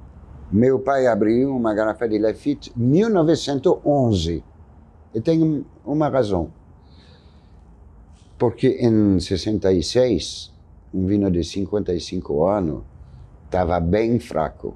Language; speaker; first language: Portuguese; non-native, fluent; French